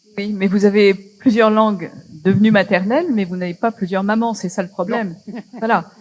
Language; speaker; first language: French; native; French